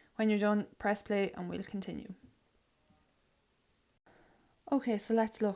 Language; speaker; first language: English; native; English